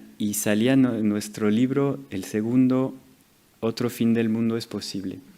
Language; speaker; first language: Spanish; non-native, fluent; French